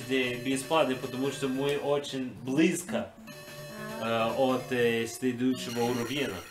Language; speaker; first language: Russian; non-native, learner; English